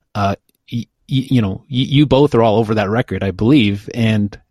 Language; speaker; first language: English; native; English